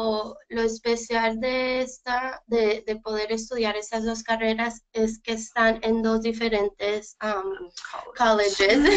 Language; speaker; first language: Spanish; early bilingual, heritage; Spanish